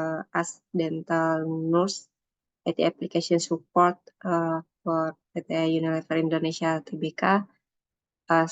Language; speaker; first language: English; non-native, learner; Indonesian